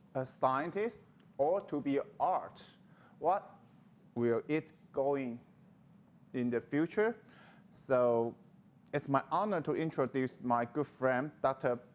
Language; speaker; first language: English; non-native, learner; Chinese